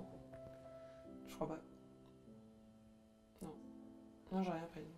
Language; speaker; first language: French; native; French